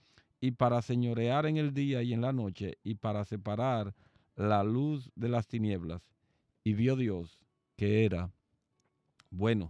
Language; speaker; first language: Spanish; native; Spanish